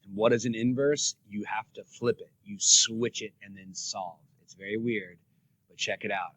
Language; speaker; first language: English; native; English